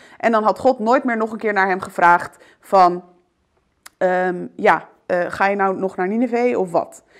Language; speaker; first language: Dutch; early bilingual, other home language; Arabic